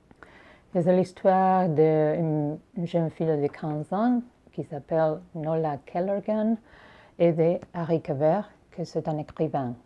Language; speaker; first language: French; non-native, learner; English